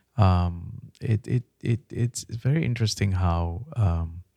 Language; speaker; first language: English; non-native, local second language; Malay